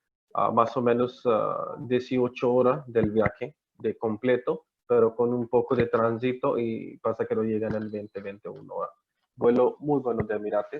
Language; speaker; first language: Spanish; non-native, learner; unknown